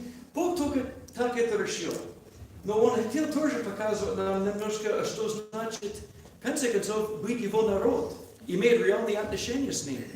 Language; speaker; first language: Russian; non-native, learner; English